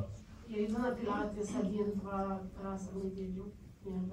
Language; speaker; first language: Russian; non-native, learner; Romanian